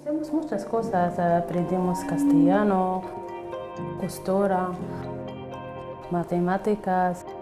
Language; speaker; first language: Spanish; non-native, learner; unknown